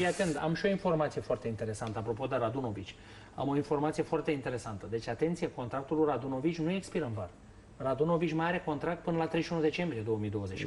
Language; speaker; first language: Romanian; native; Romanian